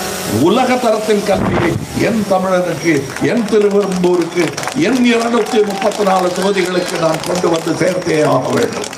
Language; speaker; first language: Tamil; native; Tamil